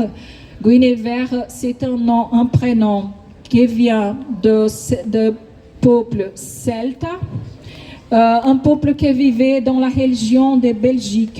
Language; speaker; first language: French; non-native, fluent; Portuguese